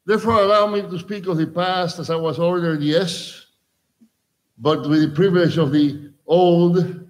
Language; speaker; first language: English; non-native, fluent; Spanish